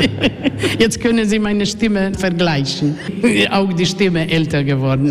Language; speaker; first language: German; non-native, learner; Croatian